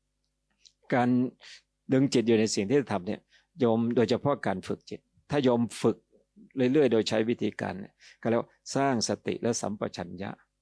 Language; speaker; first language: Thai; native; Thai